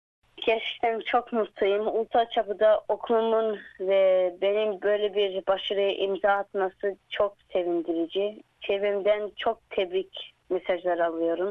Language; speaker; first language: Turkish; early bilingual, heritage; Turkish